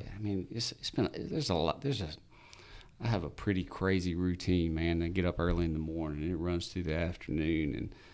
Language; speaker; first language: English; native; English